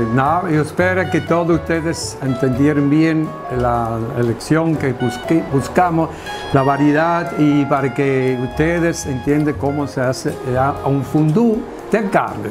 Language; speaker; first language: Spanish; non-native, fluent; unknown